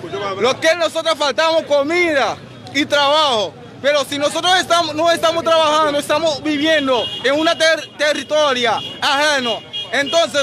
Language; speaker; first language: Spanish; non-native, fluent; Haitian Creole